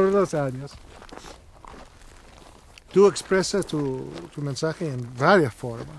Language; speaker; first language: Spanish; non-native, learner; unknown